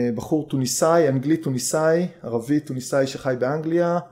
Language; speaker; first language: Hebrew; native; Hebrew